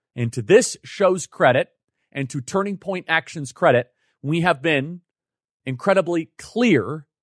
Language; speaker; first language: English; native; English